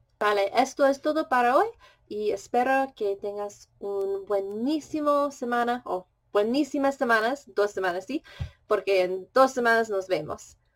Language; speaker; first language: Spanish; non-native, fluent; English